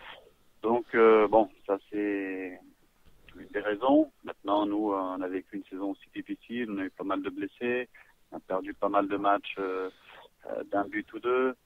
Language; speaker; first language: French; native; French